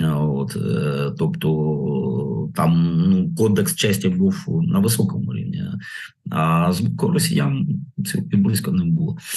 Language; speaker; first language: Ukrainian; native; Ukrainian